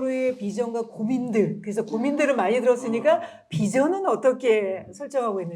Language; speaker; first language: Korean; native; Korean